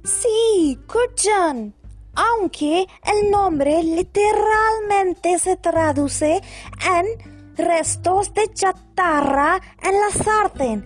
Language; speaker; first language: Spanish; non-native, learner; Hindi